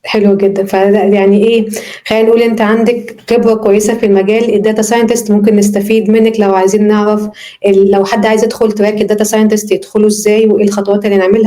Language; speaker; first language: Arabic; native; Arabic